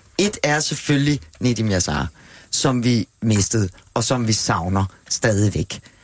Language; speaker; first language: Danish; native; Danish